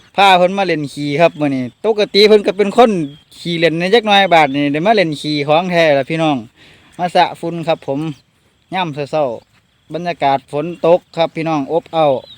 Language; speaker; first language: Thai; native; Thai